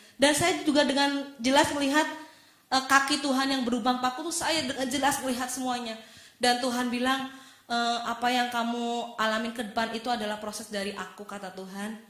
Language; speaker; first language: Indonesian; native; Indonesian